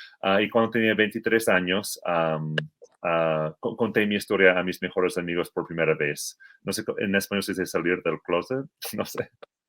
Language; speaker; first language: Spanish; non-native, fluent; English